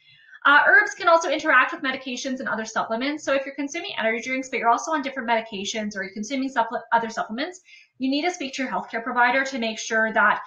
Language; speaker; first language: English; native; English